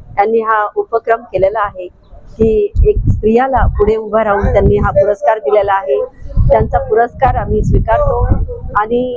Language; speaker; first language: Marathi; native; Marathi